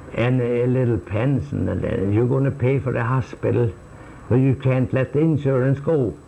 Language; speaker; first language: English; non-native, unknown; Swedish